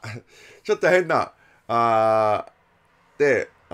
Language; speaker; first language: Japanese; non-native, learner; English